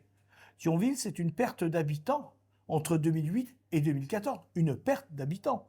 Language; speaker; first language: French; native; French